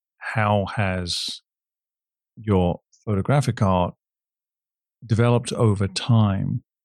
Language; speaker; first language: English; native; English